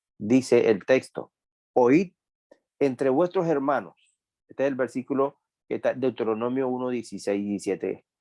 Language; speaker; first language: Spanish; native; Spanish